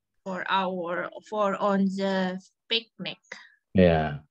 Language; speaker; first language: English; non-native, learner; Indonesian